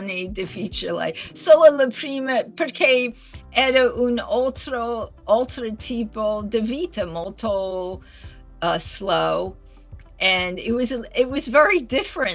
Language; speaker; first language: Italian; non-native, learner; English